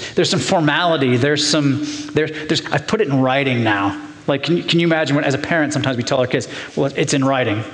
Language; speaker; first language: English; native; English